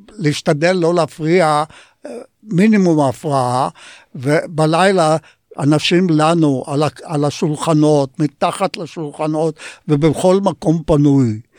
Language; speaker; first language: Hebrew; non-native, fluent; Polish